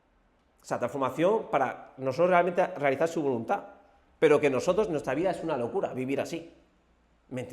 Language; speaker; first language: Spanish; native; Spanish